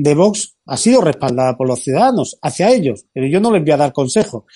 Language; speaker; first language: Spanish; native; Spanish